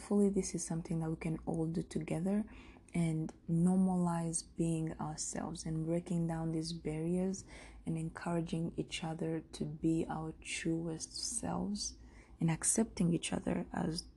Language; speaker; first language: English; non-native, local second language; Kinyarwanda